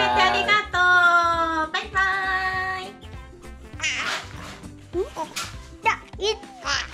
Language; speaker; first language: Japanese; native; Japanese